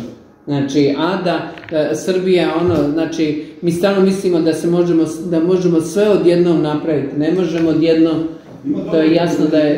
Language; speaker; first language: Serbian; native; Serbian